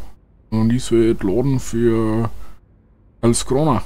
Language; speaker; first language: German; native; German